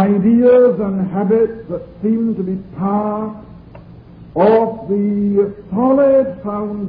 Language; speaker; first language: English; non-native, local second language; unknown